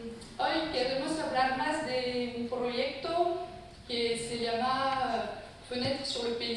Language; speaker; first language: Spanish; non-native, fluent; French